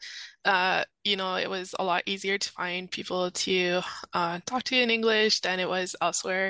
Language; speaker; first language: English; non-native, fluent; French